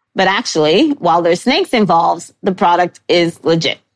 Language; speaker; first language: English; native; English